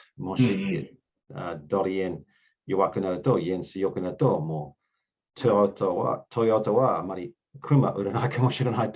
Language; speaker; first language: Japanese; non-native, learner; English